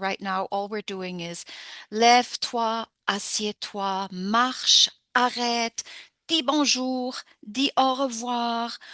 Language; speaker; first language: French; non-native, fluent; English